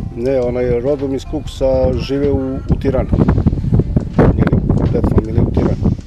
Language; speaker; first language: Serbian; native; Serbian